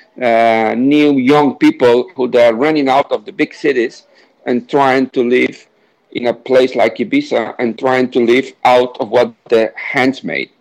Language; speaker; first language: English; non-native, fluent; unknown